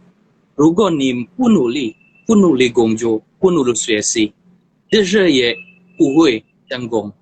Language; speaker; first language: Chinese; non-native, learner; Indonesian